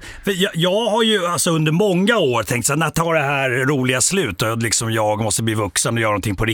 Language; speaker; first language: Swedish; early bilingual, other home language; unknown